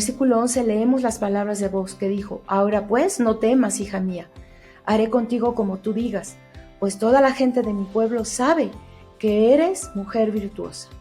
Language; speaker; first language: Spanish; native; Spanish